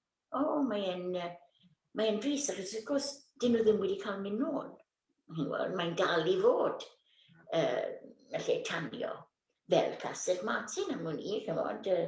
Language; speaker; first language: Welsh; native; Welsh